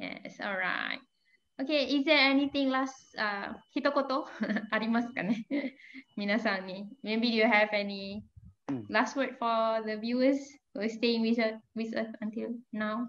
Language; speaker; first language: English; non-native, fluent; Malay